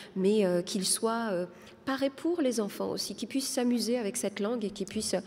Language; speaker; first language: French; non-native, local second language; Arabic